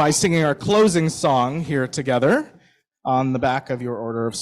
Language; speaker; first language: English; native; English